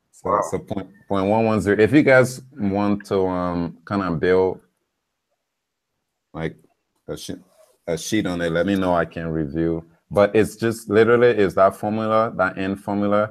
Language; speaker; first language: English; native; English